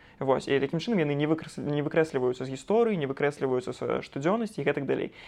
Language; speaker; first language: Belarusian; non-native, local second language; Russian